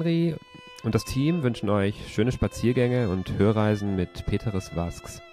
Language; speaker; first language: German; native; German